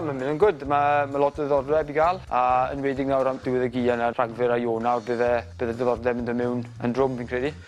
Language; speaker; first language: Welsh; native; Welsh